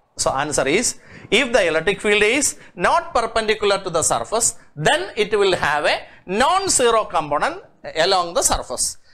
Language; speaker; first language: English; non-native, local second language; Malayalam